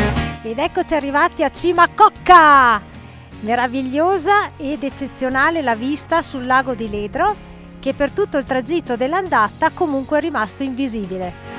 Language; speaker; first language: Italian; native; Italian